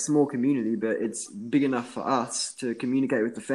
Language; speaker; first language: English; native; English